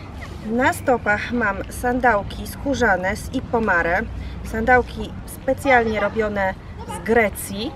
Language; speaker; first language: Polish; native; Polish